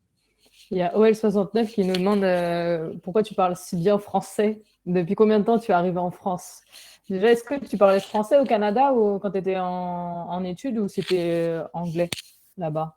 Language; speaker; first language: French; native; French